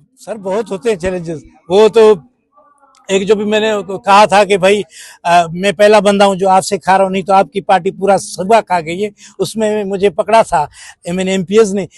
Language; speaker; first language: Urdu; non-native, local second language; Sindhi